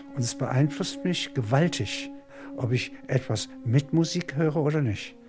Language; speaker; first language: German; native; German